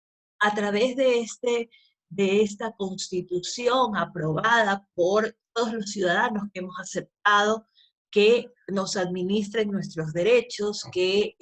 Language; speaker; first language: Spanish; native; Spanish